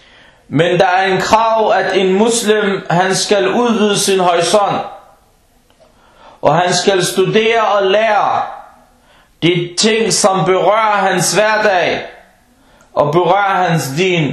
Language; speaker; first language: Danish; early bilingual, other home language; Arabic